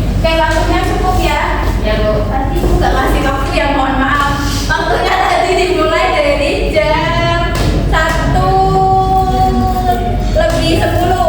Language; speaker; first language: Indonesian; native; Indonesian